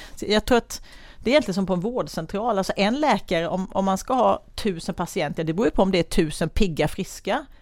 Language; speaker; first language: Swedish; native; Swedish